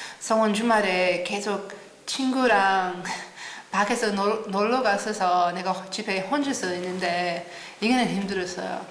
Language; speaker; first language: Korean; non-native, learner; English